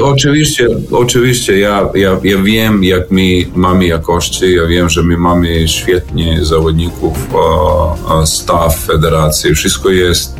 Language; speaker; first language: Polish; non-native, learner; Serbian